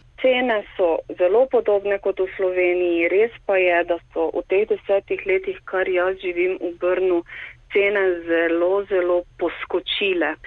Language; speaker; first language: Slovenian; native; Slovenian